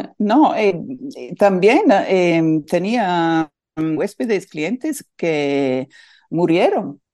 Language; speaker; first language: Spanish; non-native, fluent; English